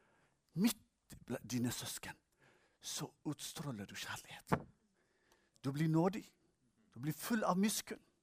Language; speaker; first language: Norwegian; non-native, fluent; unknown